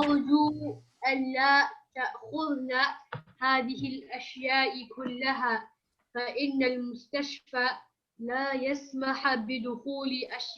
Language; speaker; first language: Arabic; non-native, learner; English